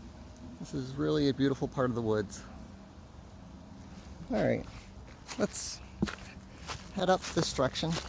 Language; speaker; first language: English; native; English